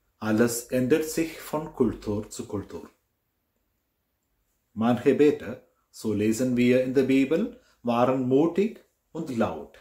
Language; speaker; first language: German; non-native, fluent; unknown